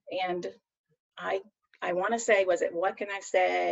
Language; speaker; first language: English; native; English